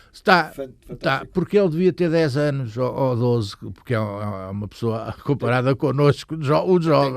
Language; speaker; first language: Portuguese; native; Portuguese